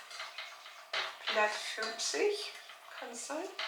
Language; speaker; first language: German; non-native, learner; Turkish